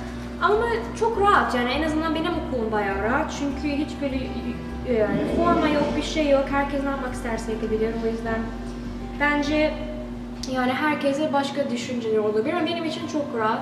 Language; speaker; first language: Turkish; early bilingual, heritage; Turkish